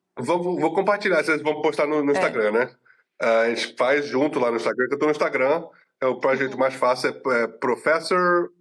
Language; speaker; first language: Portuguese; native; Portuguese